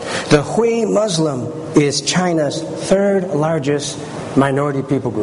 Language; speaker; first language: English; early bilingual, other home language; Chinese